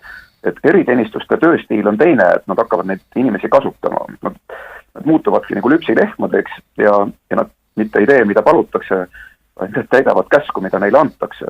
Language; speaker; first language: Estonian; native; Estonian